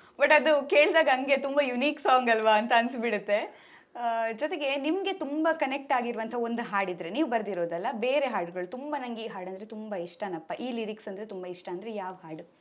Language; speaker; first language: Kannada; native; Kannada